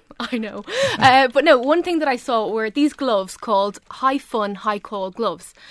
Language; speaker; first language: English; native; English